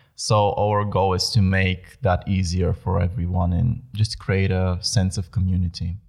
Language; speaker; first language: English; non-native, fluent; Bulgarian